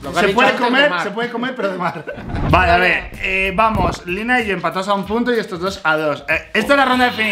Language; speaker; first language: Spanish; native; Spanish